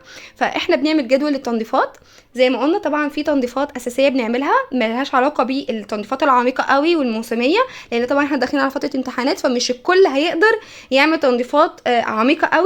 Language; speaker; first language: Arabic; native; Arabic